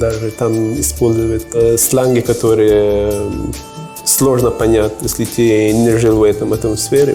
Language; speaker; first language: Russian; non-native, learner; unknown